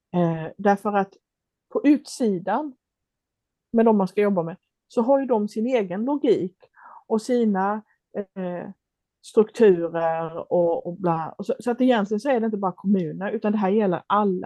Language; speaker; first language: Swedish; native; Swedish